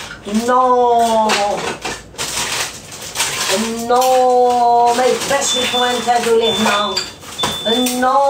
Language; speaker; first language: Arabic; native; Arabic